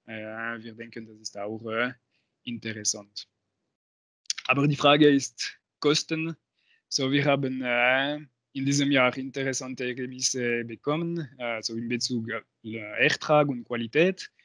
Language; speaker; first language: German; non-native, local second language; French